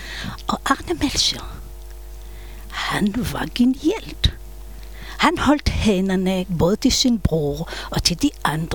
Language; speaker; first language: Danish; non-native, fluent; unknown